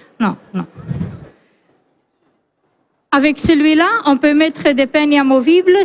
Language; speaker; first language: French; non-native, fluent; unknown